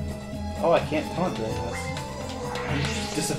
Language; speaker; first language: English; native; English